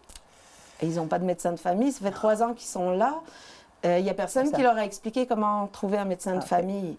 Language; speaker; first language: French; native; French